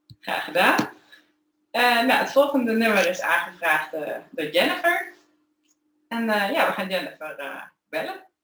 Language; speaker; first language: Dutch; native; Dutch